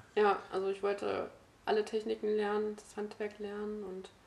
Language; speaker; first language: German; native; German